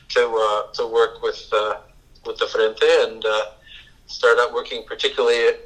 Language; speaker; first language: English; native; English